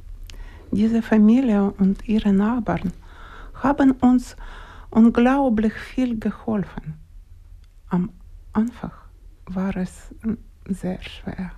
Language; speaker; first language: German; non-native, learner; Ukrainian